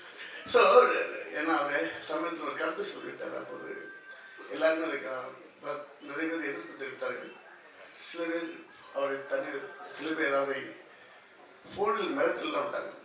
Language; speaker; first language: Tamil; native; Tamil